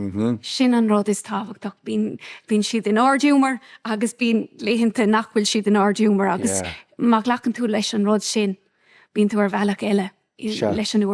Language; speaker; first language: Irish; non-native, local second language; English